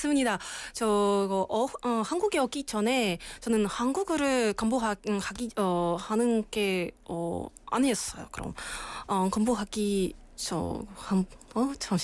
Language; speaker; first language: Korean; non-native, learner; Russian